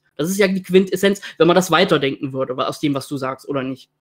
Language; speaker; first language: German; native; German